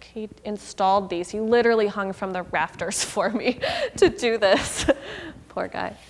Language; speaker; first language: English; native; English